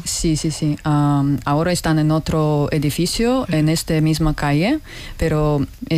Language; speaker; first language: Spanish; non-native, learner; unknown